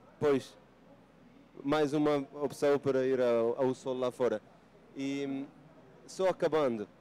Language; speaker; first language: Portuguese; non-native, fluent; Italian